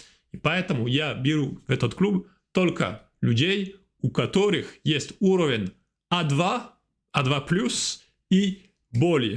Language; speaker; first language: Russian; non-native, fluent; French